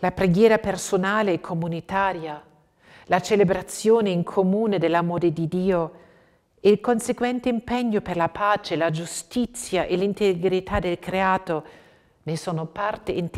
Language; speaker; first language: Italian; non-native, fluent; German